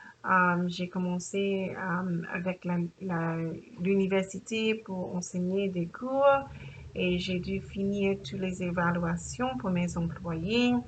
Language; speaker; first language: French; non-native, learner; English